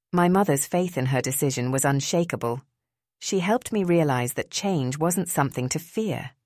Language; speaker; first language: English; early bilingual, other home language; Spanish